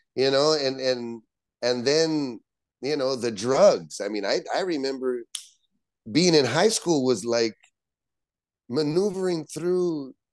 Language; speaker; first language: English; native; English